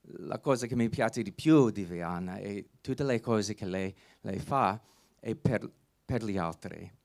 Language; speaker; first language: Italian; non-native, learner; English